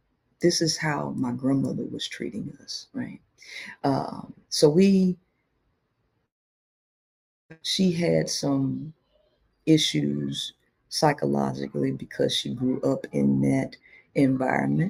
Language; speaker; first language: English; native; English